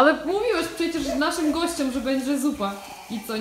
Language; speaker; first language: Polish; non-native, fluent; Ukrainian